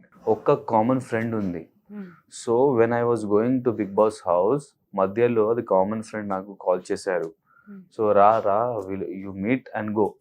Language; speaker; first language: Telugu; non-native, learner; Hindi